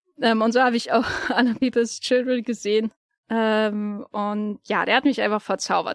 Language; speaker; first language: German; native; German